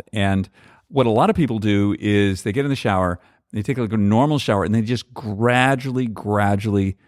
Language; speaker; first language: English; native; English